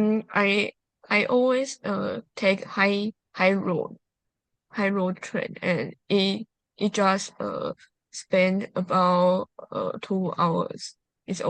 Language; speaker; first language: English; non-native, learner; Chinese